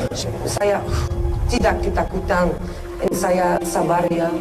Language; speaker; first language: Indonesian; non-native, learner; English